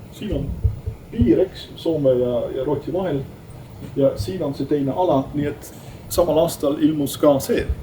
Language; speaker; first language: Estonian; non-native, fluent; Dutch